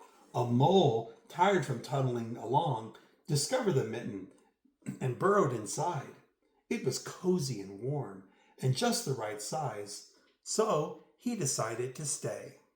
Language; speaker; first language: English; native; English